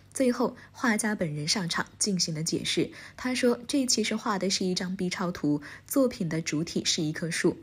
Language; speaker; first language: Chinese; native; Chinese